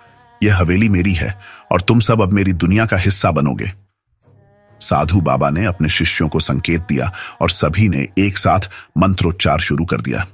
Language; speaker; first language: Hindi; native; Hindi